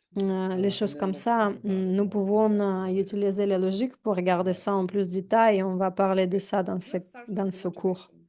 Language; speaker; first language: French; non-native, fluent; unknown